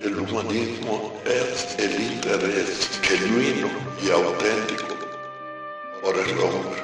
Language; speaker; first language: Spanish; non-native, fluent; Italian